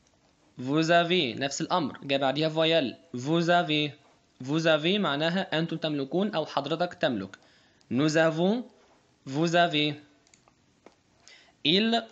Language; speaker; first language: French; non-native, fluent; Arabic